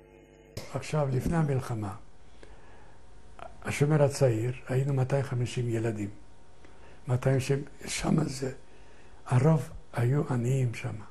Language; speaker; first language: Hebrew; non-native, fluent; Ladino